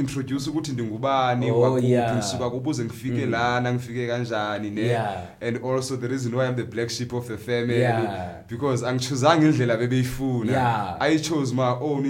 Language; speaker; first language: English; non-native, local second language; Xhosa